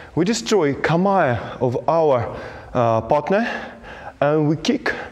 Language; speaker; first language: English; non-native, fluent; Belarusian